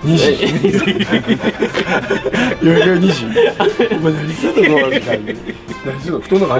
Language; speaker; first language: Japanese; native; Japanese